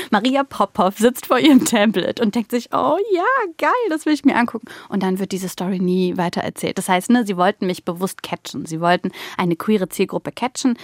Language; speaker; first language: German; early bilingual, other home language; Bulgarian